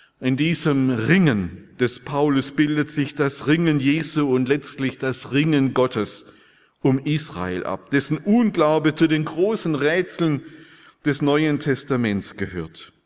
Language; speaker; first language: German; native; German